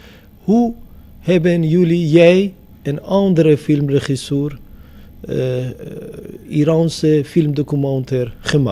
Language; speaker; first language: Dutch; non-native, learner; Persian